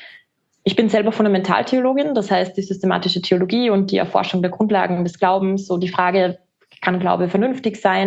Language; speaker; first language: German; native; German